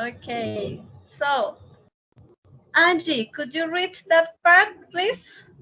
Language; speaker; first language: English; non-native, fluent; Spanish